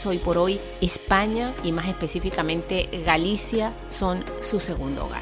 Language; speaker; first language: Spanish; native; Spanish